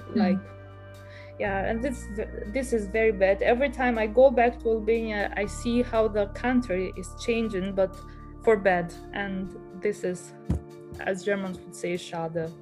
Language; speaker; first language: English; non-native, fluent; Albanian